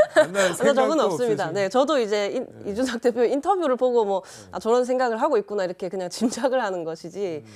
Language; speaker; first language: Korean; native; Korean